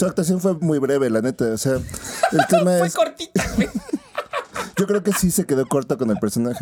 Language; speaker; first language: Spanish; native; Spanish